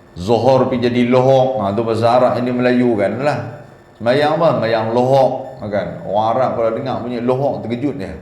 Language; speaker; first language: Malay; native; Malay